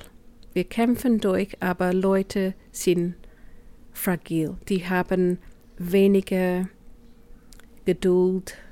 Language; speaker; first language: German; non-native, fluent; English